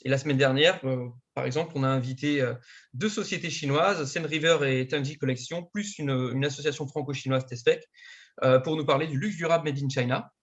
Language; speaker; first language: French; native; French